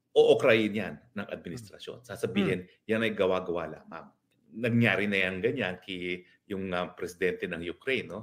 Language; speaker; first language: Filipino; native; Filipino